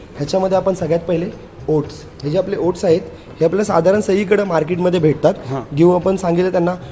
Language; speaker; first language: Marathi; non-native, local second language; Telugu